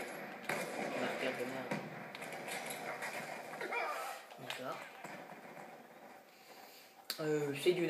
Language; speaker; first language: French; native; French